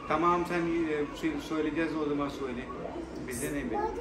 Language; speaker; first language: Turkish; non-native, learner; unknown